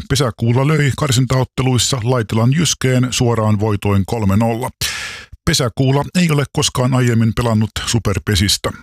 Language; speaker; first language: Finnish; native; Finnish